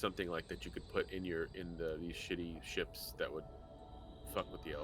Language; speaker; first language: English; native; English